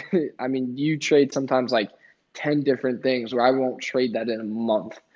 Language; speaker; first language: English; native; English